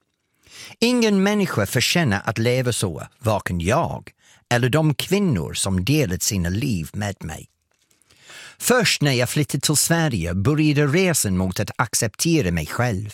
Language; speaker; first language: Swedish; non-native, fluent; English